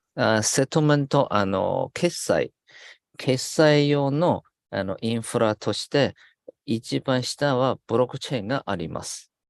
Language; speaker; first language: Japanese; non-native, fluent; Chinese